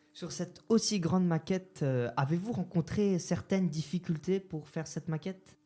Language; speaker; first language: French; native; French